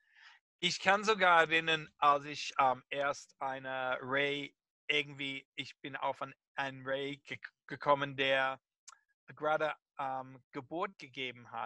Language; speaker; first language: German; non-native, fluent; English